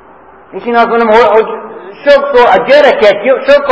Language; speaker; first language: Hungarian; non-native, fluent; English